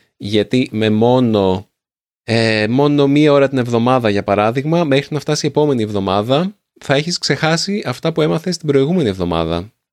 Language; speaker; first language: Greek; native; Greek